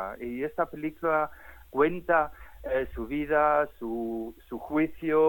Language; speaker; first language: Spanish; non-native, fluent; German